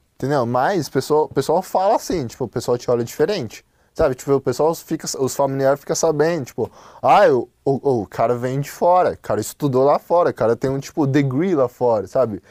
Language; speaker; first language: Portuguese; non-native, fluent; Chinese